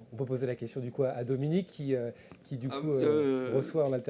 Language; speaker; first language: French; native; French